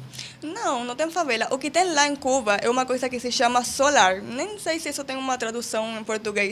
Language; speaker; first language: Portuguese; non-native, fluent; Spanish